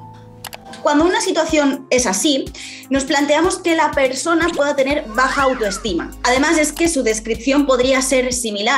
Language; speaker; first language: Spanish; native; Spanish